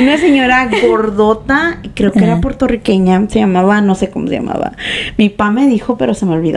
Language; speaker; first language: Spanish; early bilingual, heritage; Spanish